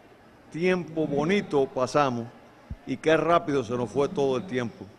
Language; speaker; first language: Spanish; native; Spanish